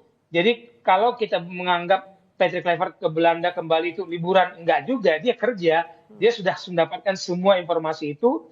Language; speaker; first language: Indonesian; native; Indonesian